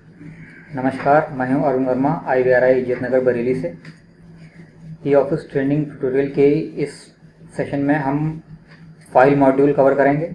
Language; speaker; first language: Hindi; native; Hindi